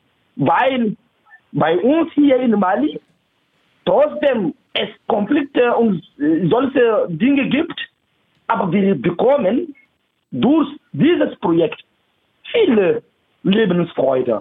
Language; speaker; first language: German; non-native, fluent; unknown